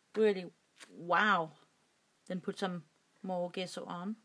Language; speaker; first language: English; non-native, learner; Danish